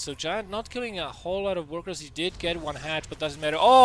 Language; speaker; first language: English; non-native, fluent; Dutch